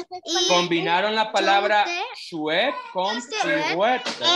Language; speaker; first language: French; non-native, fluent; Spanish